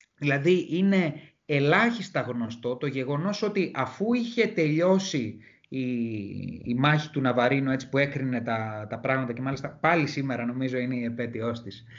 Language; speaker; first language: Greek; native; Greek